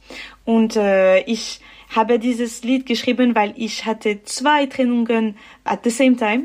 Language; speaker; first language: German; non-native, local second language; French